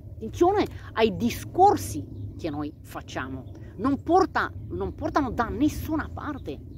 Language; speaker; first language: Italian; non-native, fluent; Romanian